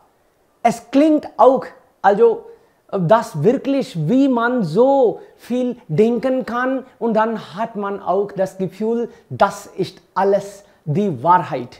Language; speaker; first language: German; non-native, fluent; Hindi